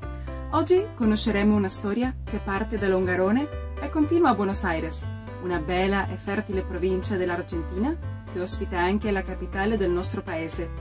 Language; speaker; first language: Italian; non-native, fluent; Spanish